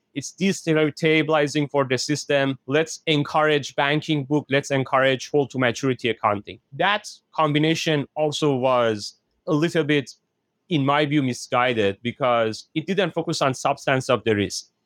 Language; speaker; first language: English; non-native, fluent; Persian